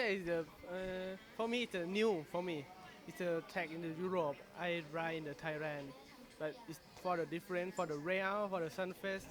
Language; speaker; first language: English; non-native, learner; Thai